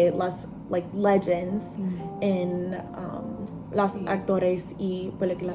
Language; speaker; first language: Spanish; non-native, learner; English